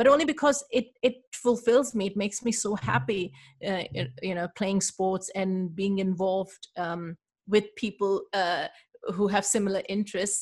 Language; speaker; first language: English; non-native, local second language; Urdu